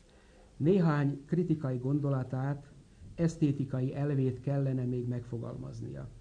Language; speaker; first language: Hungarian; native; Hungarian